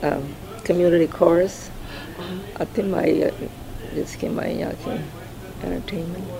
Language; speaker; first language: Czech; early bilingual, heritage; Czech